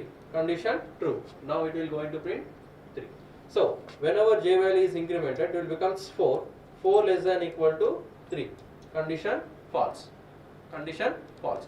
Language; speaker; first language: English; non-native, local second language; Telugu